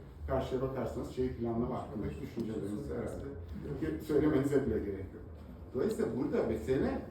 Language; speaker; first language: Turkish; native; Turkish